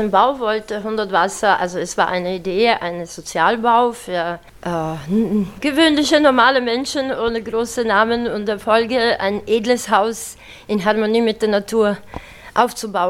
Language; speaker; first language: German; native; German